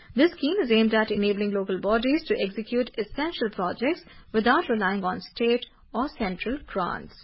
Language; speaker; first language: English; non-native, local second language; Urdu